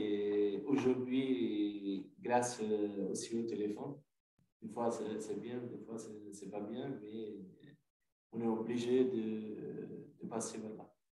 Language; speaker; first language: French; non-native, fluent; Italian